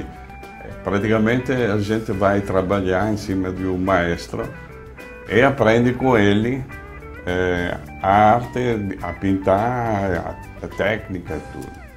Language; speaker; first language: Portuguese; non-native, fluent; Italian